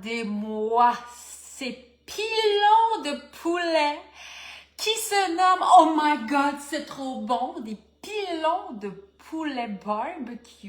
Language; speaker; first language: French; native; French